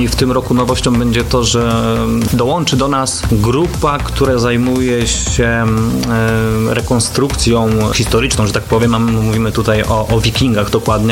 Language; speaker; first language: Polish; native; Polish